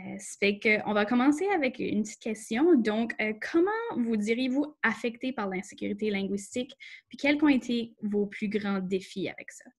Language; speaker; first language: French; native; French